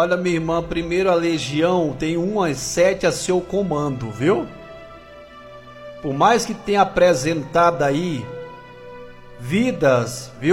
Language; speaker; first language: Portuguese; native; Portuguese